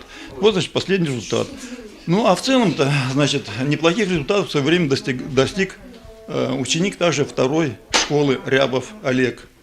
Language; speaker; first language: Russian; native; Russian